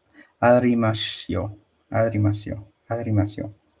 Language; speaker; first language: Japanese; non-native, learner; English